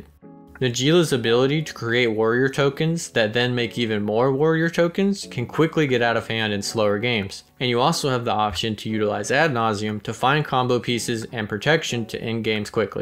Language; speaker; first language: English; native; English